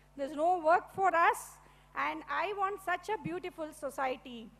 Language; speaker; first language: English; non-native, local second language; Tamil